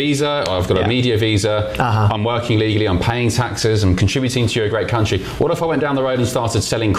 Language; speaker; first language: English; native; English